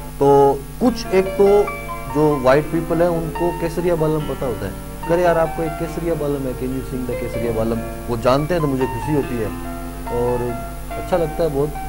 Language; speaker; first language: Hindi; native; Hindi